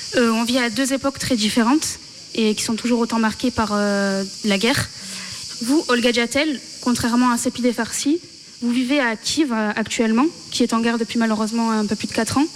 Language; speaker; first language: French; native; French